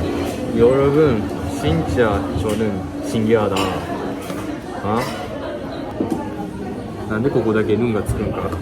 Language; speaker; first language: Korean; non-native, learner; Japanese